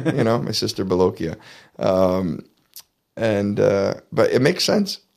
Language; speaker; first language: English; native; English